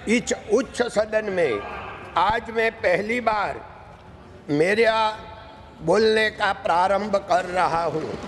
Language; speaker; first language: Hindi; non-native, local second language; Gujarati